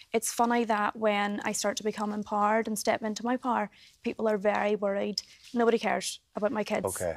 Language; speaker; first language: English; native; English